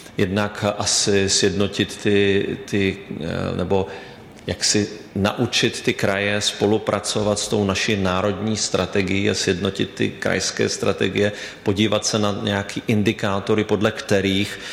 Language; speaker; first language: Czech; native; Czech